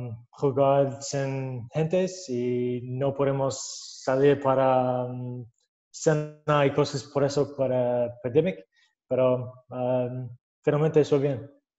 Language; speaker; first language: Spanish; non-native, learner; English